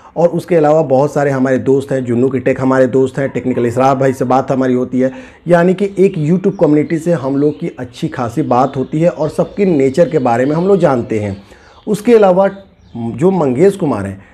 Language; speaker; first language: Hindi; native; Hindi